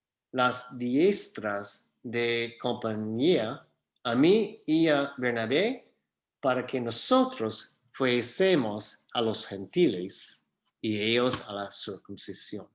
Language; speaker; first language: Spanish; non-native, fluent; English